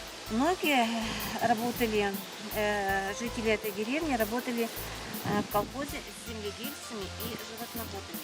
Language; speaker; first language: Russian; native; Russian